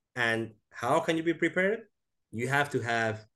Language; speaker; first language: English; non-native, fluent; Spanish